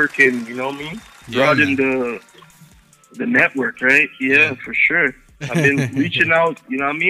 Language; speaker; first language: English; native; English